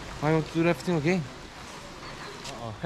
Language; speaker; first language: English; non-native, learner; Korean